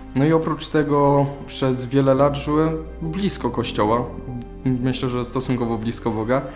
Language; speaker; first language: Polish; native; Polish